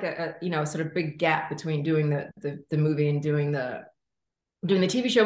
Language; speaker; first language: English; native; English